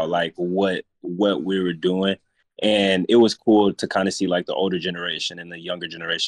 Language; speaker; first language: English; native; English